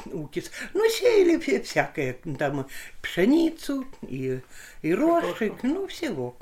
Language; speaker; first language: Russian; non-native, local second language; Lithuanian